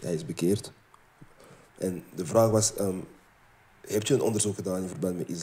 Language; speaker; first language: Dutch; early bilingual, other home language; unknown